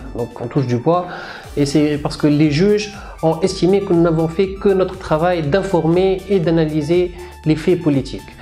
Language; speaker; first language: French; non-native, local second language; Arabic